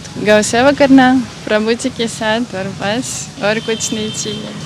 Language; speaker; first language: Hindi; non-native, learner; Russian